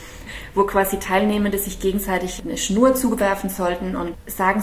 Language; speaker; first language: German; native; German